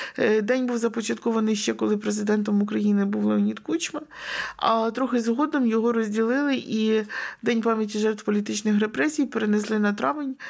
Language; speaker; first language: Ukrainian; native; Ukrainian